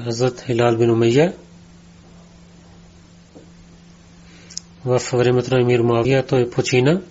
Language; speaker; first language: Bulgarian; non-native, learner; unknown